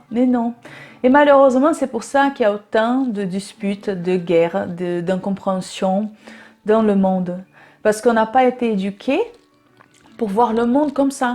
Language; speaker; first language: French; non-native, fluent; Portuguese